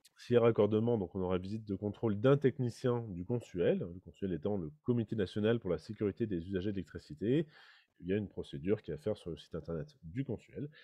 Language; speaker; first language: French; native; French